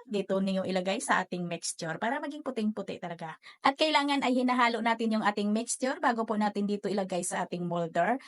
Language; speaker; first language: Filipino; non-native, local second language; Cebuano